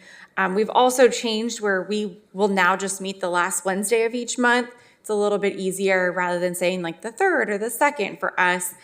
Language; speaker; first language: English; native; English